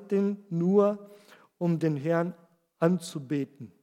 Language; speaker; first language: German; non-native, fluent; Portuguese